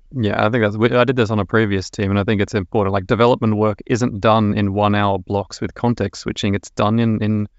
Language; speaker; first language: English; native; English